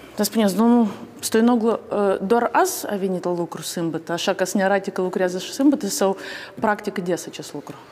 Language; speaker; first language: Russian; native; Russian